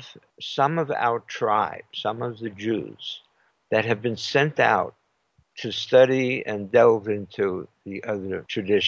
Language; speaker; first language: English; native; English